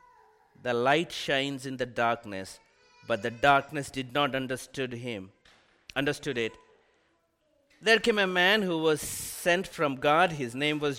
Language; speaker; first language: English; non-native, local second language; Telugu